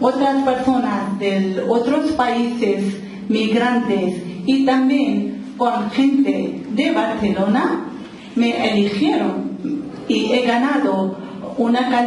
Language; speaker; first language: Spanish; non-native, local second language; Urdu